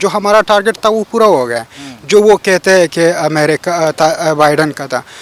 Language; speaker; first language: Hindi; non-native, fluent; Pashto